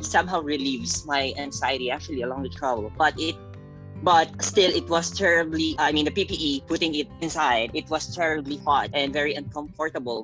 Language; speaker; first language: English; non-native, local second language; Filipino